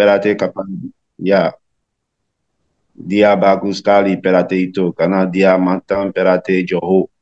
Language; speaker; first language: Indonesian; non-native, learner; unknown